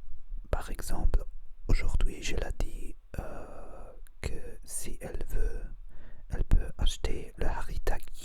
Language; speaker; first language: French; non-native, learner; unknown